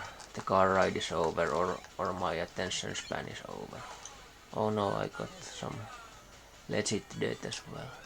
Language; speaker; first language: English; non-native, fluent; Finnish